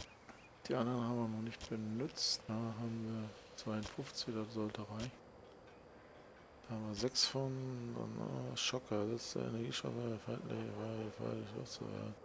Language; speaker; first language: German; native; German